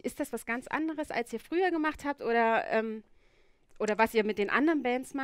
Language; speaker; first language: German; native; German